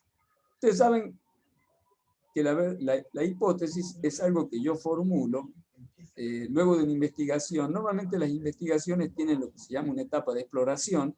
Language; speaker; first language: Spanish; native; Spanish